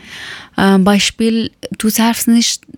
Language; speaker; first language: German; non-native, learner; Persian